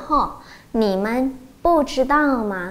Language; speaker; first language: Chinese; non-native, fluent; Vietnamese